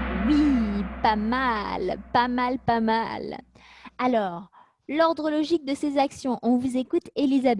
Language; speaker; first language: French; native; French